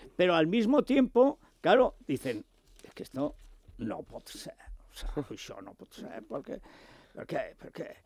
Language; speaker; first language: Spanish; native; Spanish